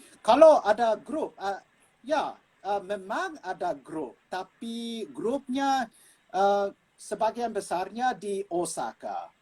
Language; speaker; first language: Indonesian; non-native, fluent; English